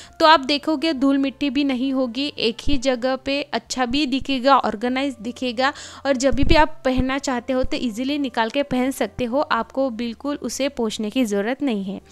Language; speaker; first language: Hindi; non-native, local second language; Marathi